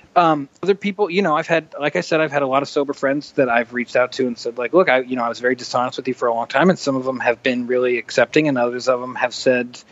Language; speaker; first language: English; native; English